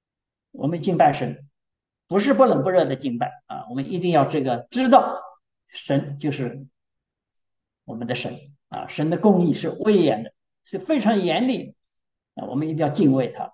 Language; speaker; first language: Chinese; native; Chinese